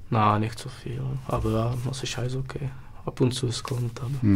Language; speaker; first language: German; non-native, learner; Czech